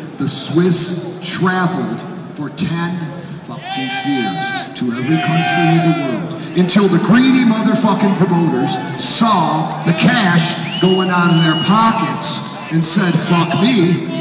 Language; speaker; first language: English; native; English